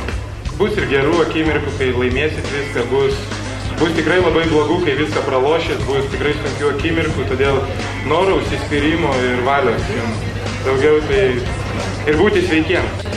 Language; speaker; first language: Lithuanian; native; Lithuanian